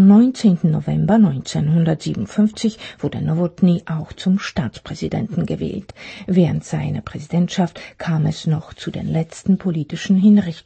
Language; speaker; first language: German; non-native, fluent; Czech